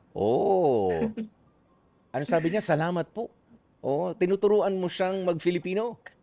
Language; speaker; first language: Filipino; native; Filipino